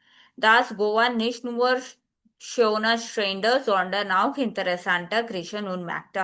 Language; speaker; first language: German; non-native, learner; Hindi